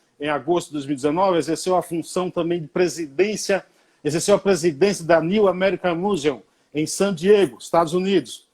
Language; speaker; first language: Portuguese; native; Portuguese